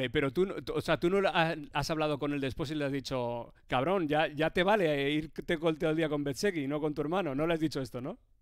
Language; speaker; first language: Spanish; native; Spanish